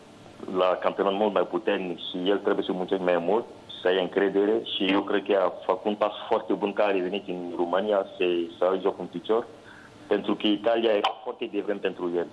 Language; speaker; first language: Romanian; non-native, learner; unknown